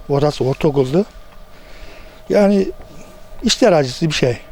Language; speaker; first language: Turkish; native; Turkish